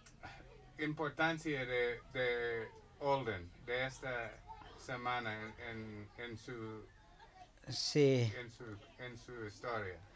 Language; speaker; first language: Spanish; non-native, learner; English